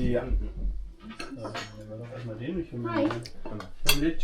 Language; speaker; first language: German; native; German